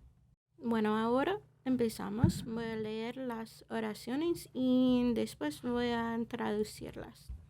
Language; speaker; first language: Spanish; non-native, learner; English